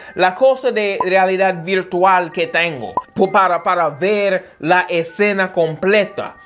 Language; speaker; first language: Spanish; non-native, fluent; English